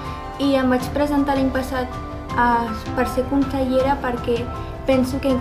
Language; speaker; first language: Catalan; non-native, local second language; Spanish